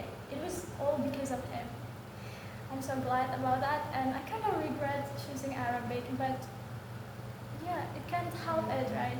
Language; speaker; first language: English; non-native, learner; Indonesian